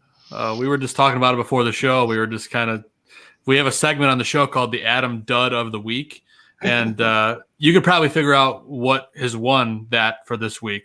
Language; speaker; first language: English; native; English